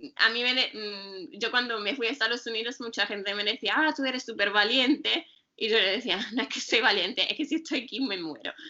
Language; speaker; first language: Spanish; non-native, fluent; Italian